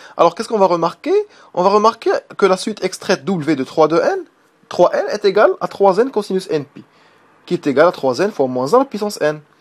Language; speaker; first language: French; non-native, local second language; Arabic